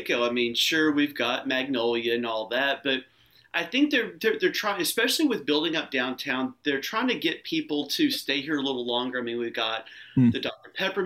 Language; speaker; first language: English; native; English